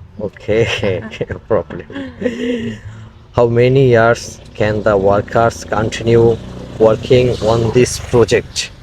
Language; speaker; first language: English; non-native, fluent; Bangla